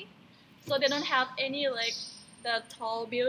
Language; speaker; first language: English; non-native, learner; Thai